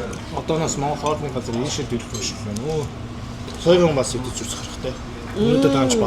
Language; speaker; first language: Mongolian; non-native, fluent; Korean